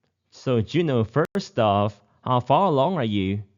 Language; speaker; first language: English; non-native, fluent; Thai